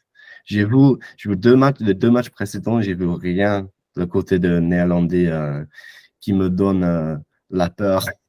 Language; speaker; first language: French; non-native, fluent; English